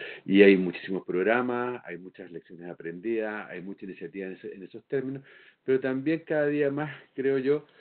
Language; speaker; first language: Spanish; native; Spanish